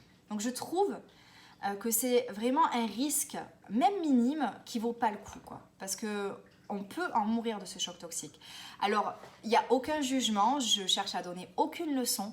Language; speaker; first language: French; native; French